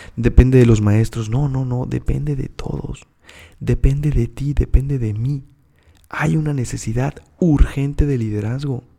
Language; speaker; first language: Spanish; native; Spanish